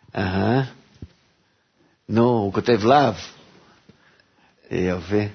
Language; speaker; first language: Hebrew; non-native, fluent; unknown